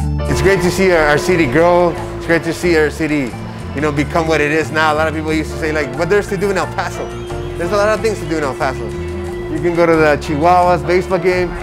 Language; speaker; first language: English; early bilingual, other home language; Spanish